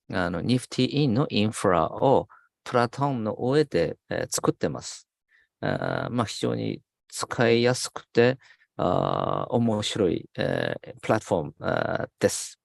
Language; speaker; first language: Japanese; non-native, fluent; Chinese